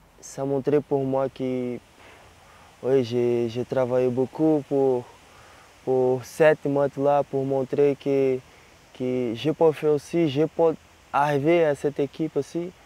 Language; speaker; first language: French; non-native, learner; Portuguese